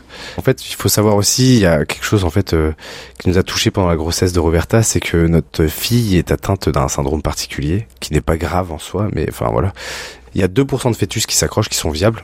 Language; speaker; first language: French; native; French